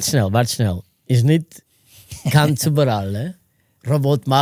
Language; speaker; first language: German; non-native, learner; Portuguese